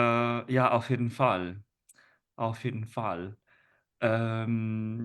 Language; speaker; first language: German; non-native, fluent; Italian